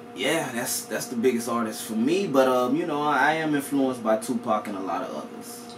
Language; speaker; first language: English; native; English